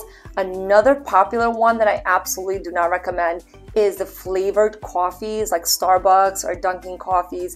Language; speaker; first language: English; native; English